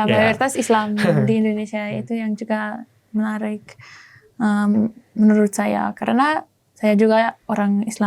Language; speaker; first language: Indonesian; non-native, learner; German